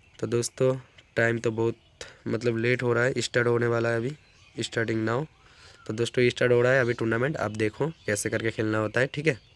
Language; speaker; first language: Hindi; non-native, local second language; Bangla